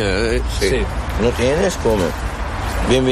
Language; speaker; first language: Spanish; non-native, learner; Arabic